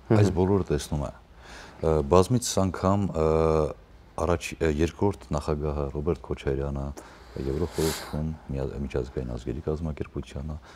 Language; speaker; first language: Armenian; native; Armenian